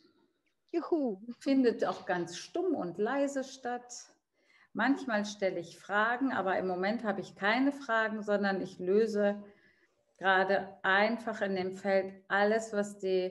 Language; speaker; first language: German; native; German